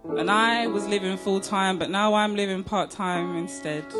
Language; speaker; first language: English; native; English